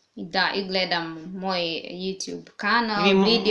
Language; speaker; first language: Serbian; non-native, learner; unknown